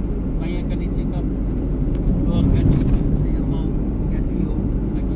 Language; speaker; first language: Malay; non-native, learner; Bangla